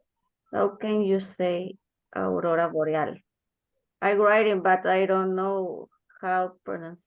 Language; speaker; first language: English; non-native, learner; Spanish